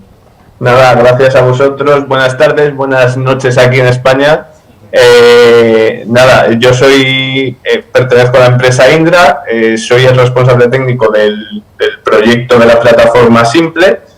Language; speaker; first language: Spanish; native; Spanish